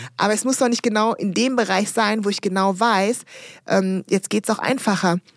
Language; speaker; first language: German; early bilingual, other home language; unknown